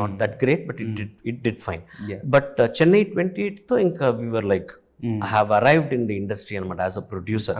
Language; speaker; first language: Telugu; early bilingual, heritage; Telugu